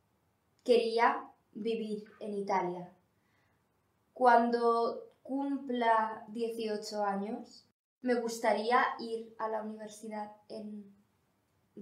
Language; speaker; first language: Spanish; non-native, learner; English